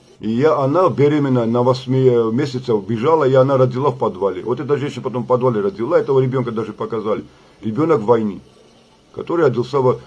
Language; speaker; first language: Russian; non-native, local second language; Georgian